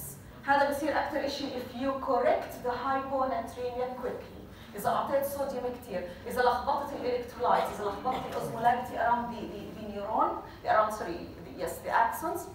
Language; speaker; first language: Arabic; native; Arabic